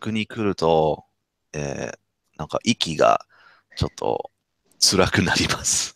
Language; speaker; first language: Japanese; non-native, fluent; English